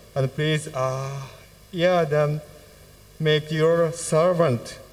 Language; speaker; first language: English; non-native, fluent; Japanese